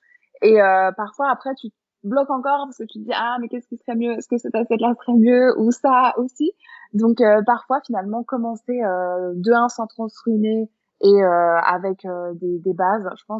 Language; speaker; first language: French; native; French